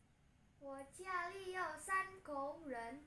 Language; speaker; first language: Chinese; non-native, learner; Indonesian